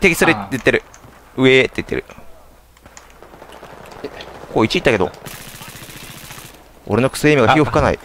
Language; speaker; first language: Japanese; native; Japanese